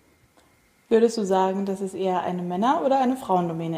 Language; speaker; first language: German; native; German